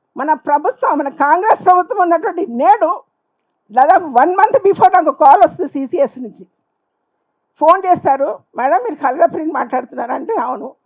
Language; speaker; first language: Telugu; non-native, local second language; Urdu